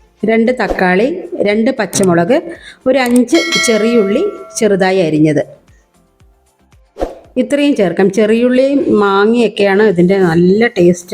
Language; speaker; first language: Malayalam; native; Malayalam